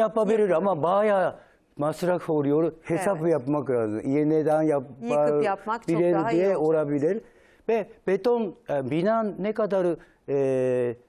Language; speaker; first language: Turkish; non-native, learner; Japanese